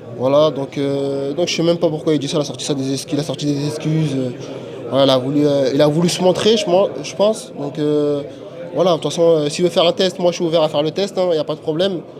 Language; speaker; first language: French; native; French